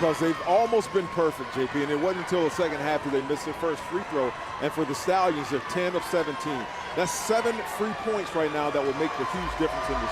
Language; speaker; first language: English; native; English